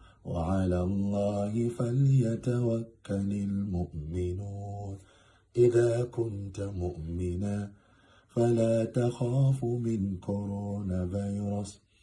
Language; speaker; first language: Arabic; non-native, learner; Kyrgyz